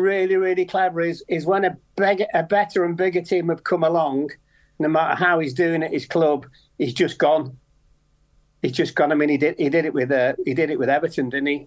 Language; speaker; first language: English; native; English